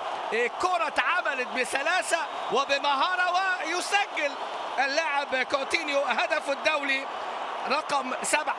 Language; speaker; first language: Arabic; native; Arabic